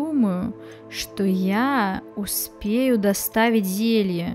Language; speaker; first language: Russian; native; Russian